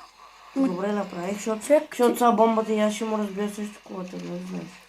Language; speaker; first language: Bulgarian; native; Bulgarian